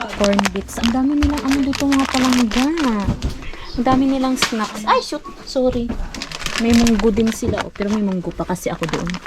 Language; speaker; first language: Filipino; non-native, local second language; Cebuano